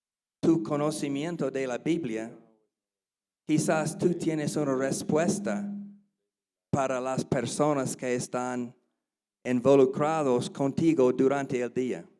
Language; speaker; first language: Spanish; non-native, learner; English